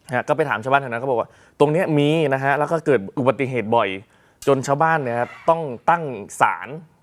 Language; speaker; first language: Thai; native; Thai